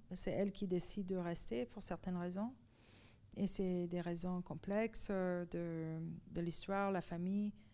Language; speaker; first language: French; non-native, fluent; Persian